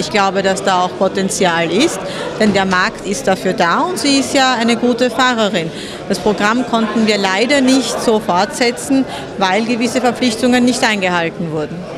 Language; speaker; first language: German; early bilingual, other home language; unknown